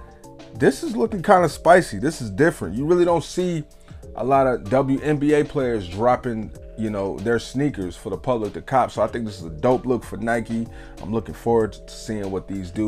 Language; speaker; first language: English; native; English